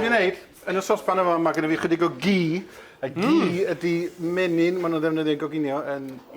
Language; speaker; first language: Welsh; native; Welsh